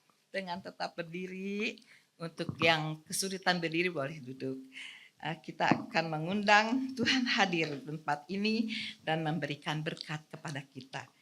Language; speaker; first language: Indonesian; native; Indonesian